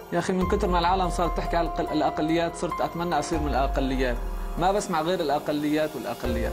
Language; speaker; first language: Arabic; native; Arabic